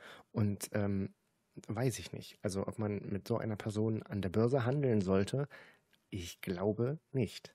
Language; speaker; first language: German; native; German